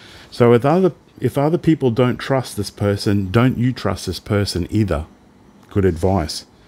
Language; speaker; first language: English; early bilingual, other home language; Italian